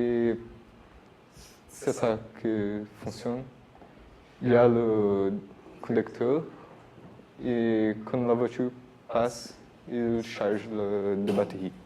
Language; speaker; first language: French; non-native, learner; Portuguese